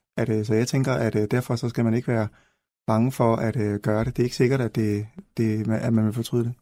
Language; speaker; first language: Danish; native; Danish